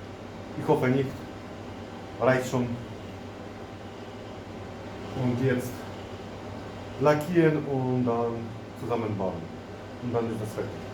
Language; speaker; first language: German; non-native, local second language; Polish